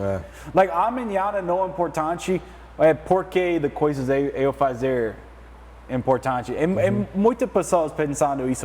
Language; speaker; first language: Portuguese; non-native, learner; English